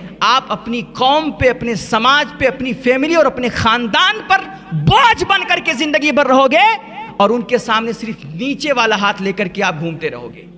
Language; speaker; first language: Urdu; native; Urdu